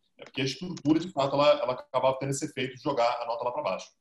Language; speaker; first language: Portuguese; native; Portuguese